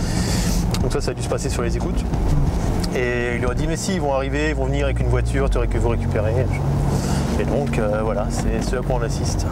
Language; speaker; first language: French; native; French